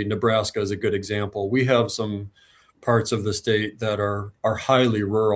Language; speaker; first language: English; native; English